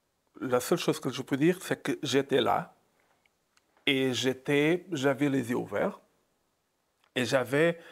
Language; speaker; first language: French; non-native, fluent; Portuguese